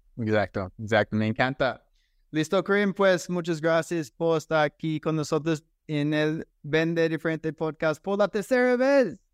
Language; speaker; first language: Spanish; non-native, fluent; English